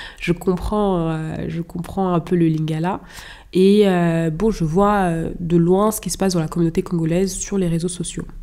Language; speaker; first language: French; non-native, local second language; Lingala